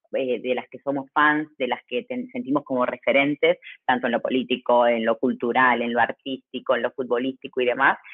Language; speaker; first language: Spanish; native; Spanish